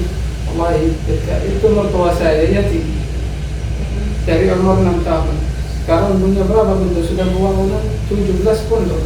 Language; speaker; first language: Indonesian; non-native, learner; Arabic